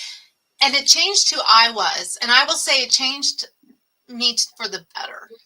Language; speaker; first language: English; native; English